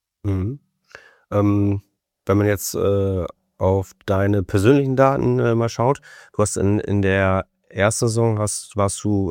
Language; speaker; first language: German; native; German